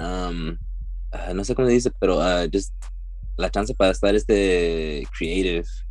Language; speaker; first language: Spanish; early bilingual, heritage; Spanish